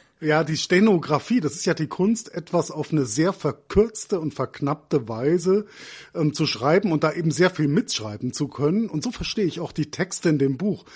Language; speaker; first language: German; native; German